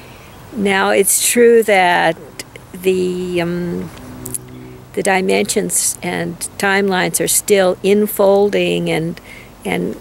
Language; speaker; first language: English; native; English